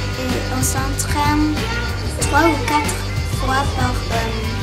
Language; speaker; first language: French; early bilingual, heritage; English